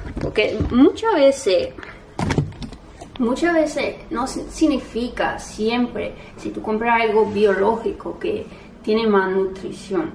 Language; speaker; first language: Spanish; early bilingual, heritage; Spanish